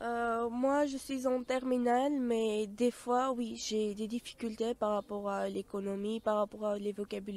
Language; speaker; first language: French; non-native, fluent; Armenian